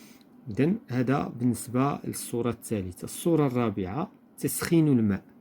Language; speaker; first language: Arabic; native; Arabic